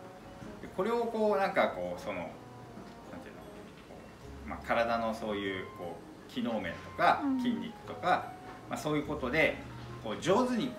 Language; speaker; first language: Japanese; native; Japanese